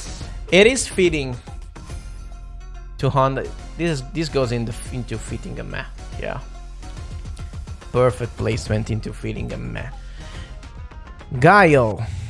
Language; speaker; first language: English; non-native, fluent; Italian